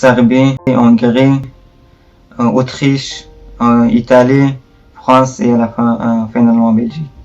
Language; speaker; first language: French; non-native, learner; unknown